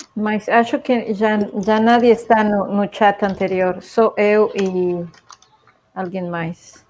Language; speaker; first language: Portuguese; non-native, fluent; Spanish